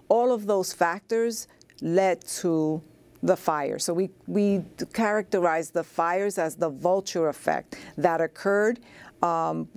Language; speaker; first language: English; native; English